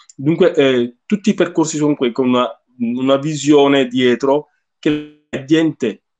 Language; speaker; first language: Italian; non-native, fluent; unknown